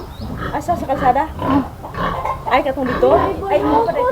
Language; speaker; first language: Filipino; non-native, local second language; Hiligaynon